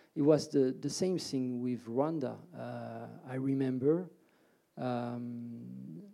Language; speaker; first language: English; early bilingual, other home language; French